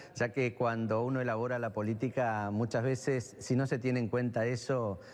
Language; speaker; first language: Spanish; native; Spanish